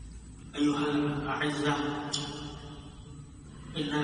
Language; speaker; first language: Arabic; non-native, fluent; Urdu